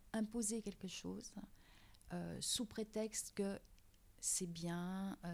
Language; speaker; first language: French; native; French